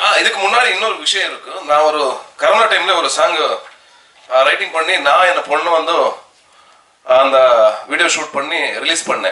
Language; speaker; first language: Tamil; non-native, learner; Kannada